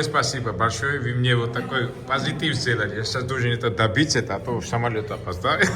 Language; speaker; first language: Russian; non-native, fluent; Georgian